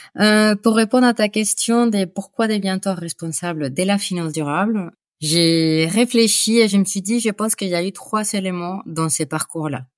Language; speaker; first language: French; non-native, fluent; Spanish